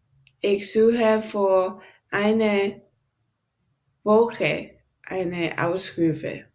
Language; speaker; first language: German; non-native, learner; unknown